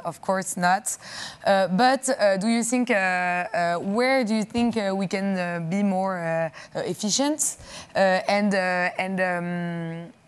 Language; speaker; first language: English; non-native, fluent; French